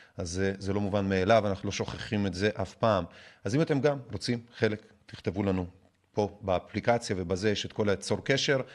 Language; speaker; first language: Hebrew; early bilingual, other home language; Russian